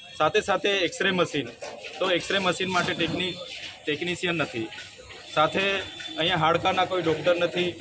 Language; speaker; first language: Gujarati; non-native, local second language; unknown